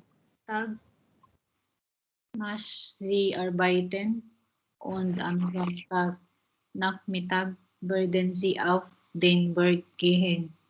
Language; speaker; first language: German; non-native, learner; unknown